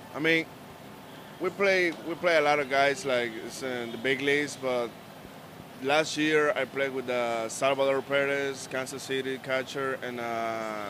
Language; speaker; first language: English; non-native, learner; Spanish